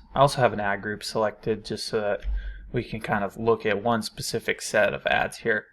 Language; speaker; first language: English; native; English